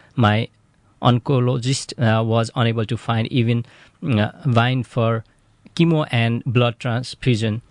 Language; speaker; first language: English; non-native, fluent; Nepali